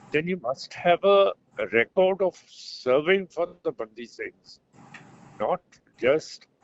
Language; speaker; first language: English; non-native, local second language; Punjabi